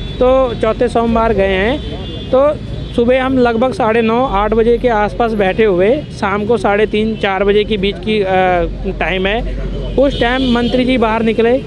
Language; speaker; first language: Hindi; native; Hindi